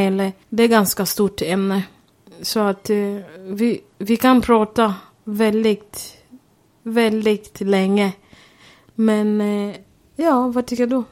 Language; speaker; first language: Swedish; non-native, fluent; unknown